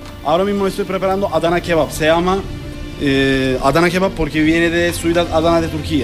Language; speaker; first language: Spanish; non-native, learner; Turkish